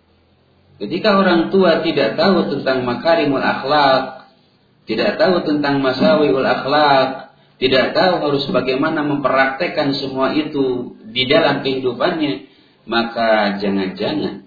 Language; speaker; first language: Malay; non-native, local second language; Sundanese